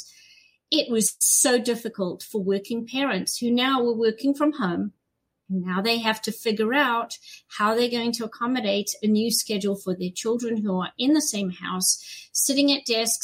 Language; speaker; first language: English; native; English